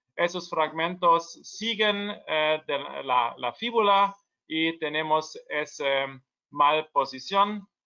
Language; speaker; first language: Spanish; non-native, learner; German